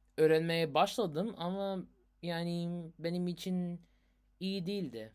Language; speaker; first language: Turkish; non-native, learner; Urdu